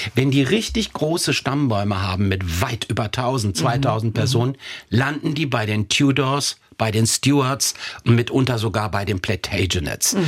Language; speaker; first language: German; native; German